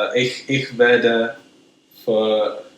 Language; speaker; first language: German; non-native, learner; English